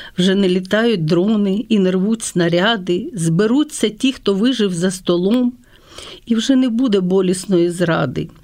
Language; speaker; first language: Ukrainian; non-native, local second language; Russian